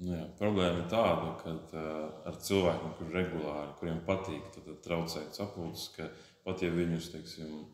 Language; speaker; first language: Latvian; native; Latvian